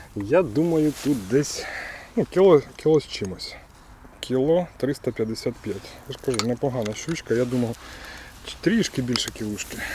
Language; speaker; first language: Ukrainian; non-native, local second language; Russian